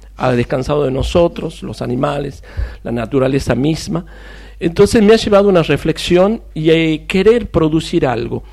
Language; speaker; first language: Spanish; native; Spanish